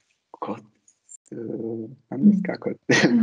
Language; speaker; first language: Japanese; non-native, learner; Italian